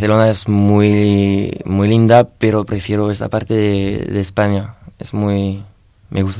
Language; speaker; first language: Spanish; non-native, learner; French